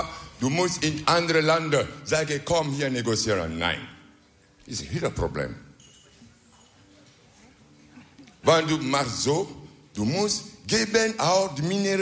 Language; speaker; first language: Dutch; non-native, learner; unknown